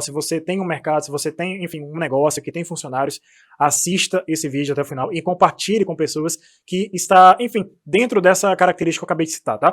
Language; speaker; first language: Portuguese; native; Portuguese